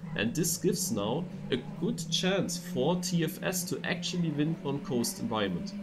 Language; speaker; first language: English; non-native, fluent; German